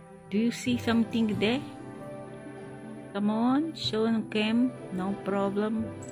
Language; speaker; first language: English; non-native, learner; Portuguese